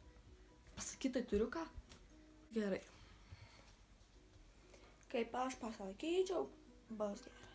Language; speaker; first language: Lithuanian; native; Lithuanian